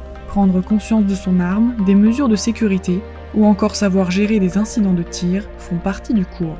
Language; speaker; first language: French; native; French